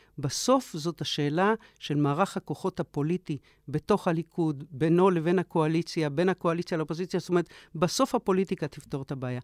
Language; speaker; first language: Hebrew; early bilingual, other home language; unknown